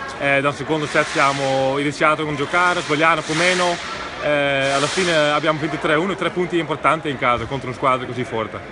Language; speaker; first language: Italian; non-native, learner; Dutch